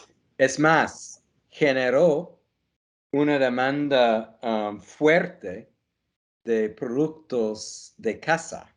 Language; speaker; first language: Spanish; non-native, fluent; English